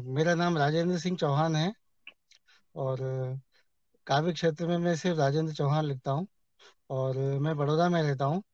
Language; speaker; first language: Hindi; native; Hindi